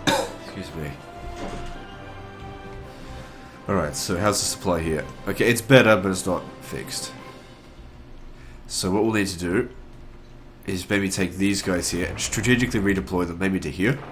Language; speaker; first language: English; native; English